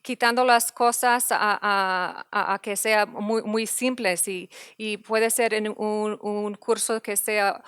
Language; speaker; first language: Spanish; non-native, fluent; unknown